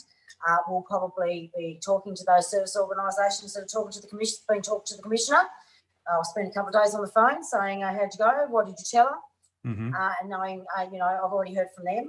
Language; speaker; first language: English; native; English